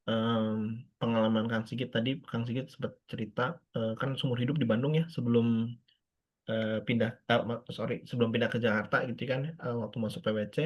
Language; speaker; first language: Indonesian; native; Indonesian